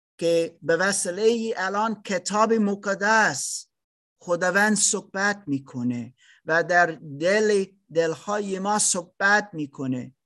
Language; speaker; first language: Persian; non-native, learner; German